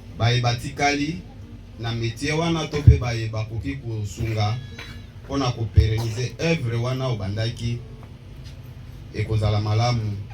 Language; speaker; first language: Lingala; non-native, local second language; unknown